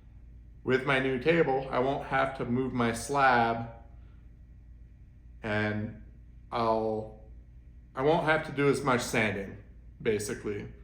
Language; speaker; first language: English; native; English